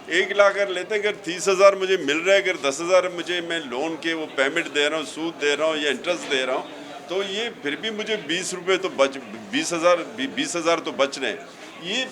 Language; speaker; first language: Urdu; non-native, local second language; Baluchi